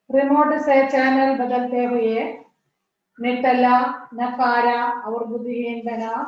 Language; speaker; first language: Hindi; non-native, local second language; Malayalam